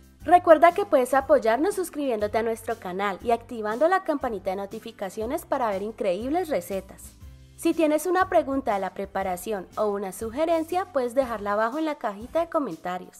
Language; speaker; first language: Spanish; native; Spanish